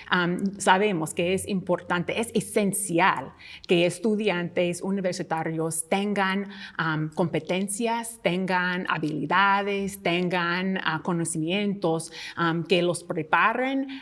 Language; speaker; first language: Spanish; non-native, fluent; English